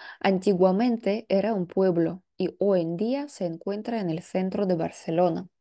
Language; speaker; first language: Spanish; non-native, fluent; Russian